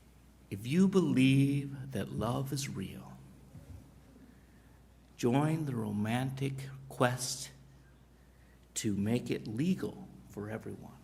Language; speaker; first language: English; native; English